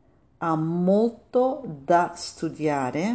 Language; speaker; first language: Italian; non-native, fluent; English